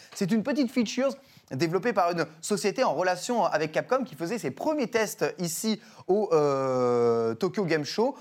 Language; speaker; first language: French; native; French